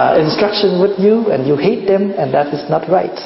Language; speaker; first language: English; non-native, fluent; Vietnamese